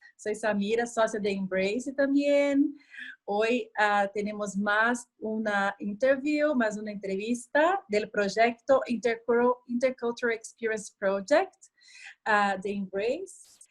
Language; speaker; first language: Spanish; non-native, learner; Portuguese